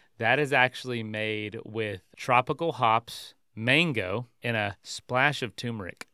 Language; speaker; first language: English; native; English